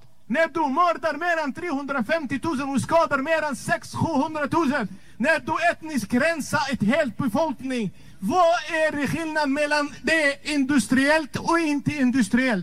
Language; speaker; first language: Swedish; non-native, fluent; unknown